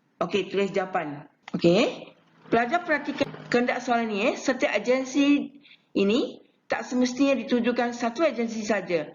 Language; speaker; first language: Malay; non-native, local second language; Chinese